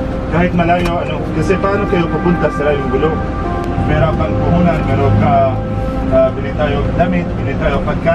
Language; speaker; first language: Filipino; non-native, learner; Arabic